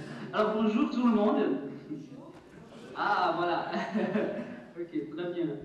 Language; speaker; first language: French; non-native, fluent; German